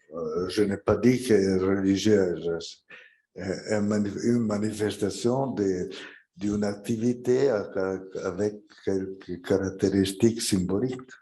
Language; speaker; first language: French; non-native, fluent; Italian